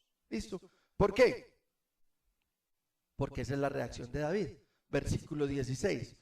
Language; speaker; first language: Spanish; native; Spanish